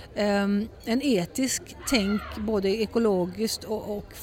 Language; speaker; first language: Swedish; early bilingual, heritage; Swedish